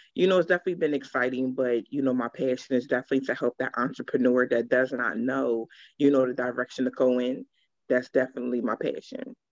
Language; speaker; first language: English; native; English